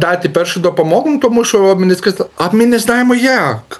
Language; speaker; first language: Ukrainian; non-native, learner; Lithuanian